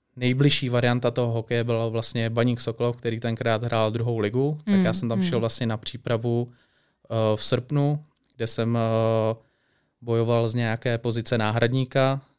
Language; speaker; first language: Czech; native; Czech